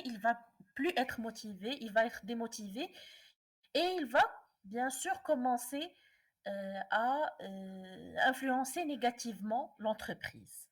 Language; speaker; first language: French; non-native, local second language; Arabic